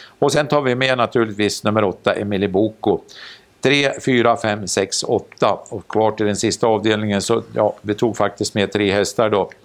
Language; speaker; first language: Swedish; native; Swedish